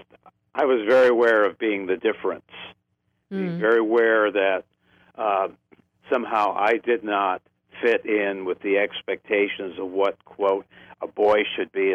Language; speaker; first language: English; native; English